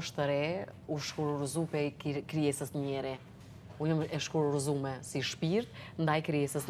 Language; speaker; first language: Albanian; native; Albanian